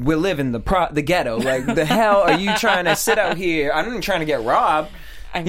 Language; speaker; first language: English; native; English